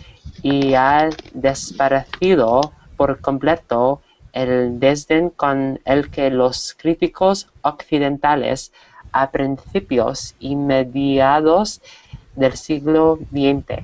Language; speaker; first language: Spanish; non-native, learner; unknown